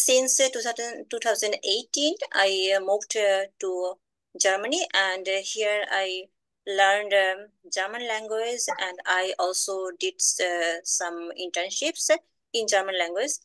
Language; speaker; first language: English; non-native, learner; Bangla